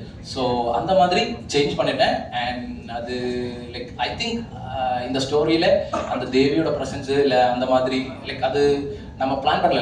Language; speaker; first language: Tamil; non-native, fluent; Malayalam